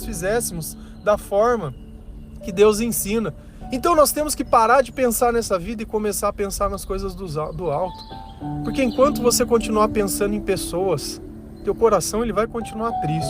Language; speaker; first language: Portuguese; native; Portuguese